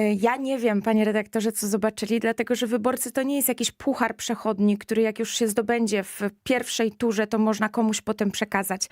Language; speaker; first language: Polish; native; Polish